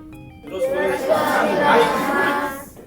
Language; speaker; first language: Japanese; native; Japanese